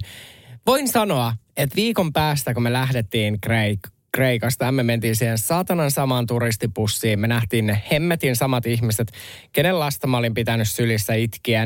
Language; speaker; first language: Finnish; native; Finnish